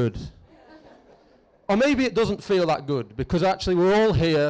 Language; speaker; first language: English; native; English